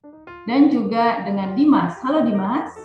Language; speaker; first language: Indonesian; native; Indonesian